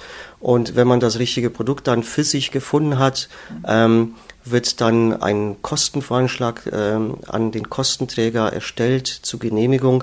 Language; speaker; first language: German; native; German